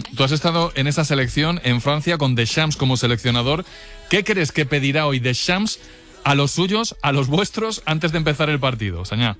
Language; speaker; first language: Spanish; native; Spanish